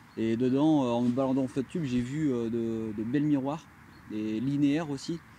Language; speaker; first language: French; native; French